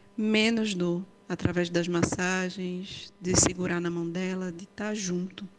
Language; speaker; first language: Portuguese; native; Portuguese